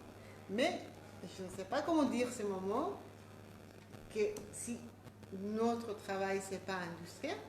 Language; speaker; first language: French; non-native, fluent; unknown